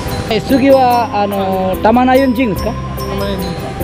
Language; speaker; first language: Japanese; non-native, fluent; Balinese